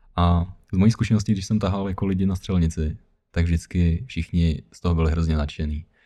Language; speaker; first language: Czech; early bilingual, other home language; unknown